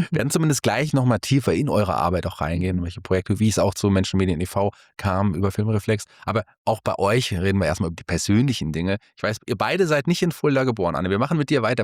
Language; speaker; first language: German; native; German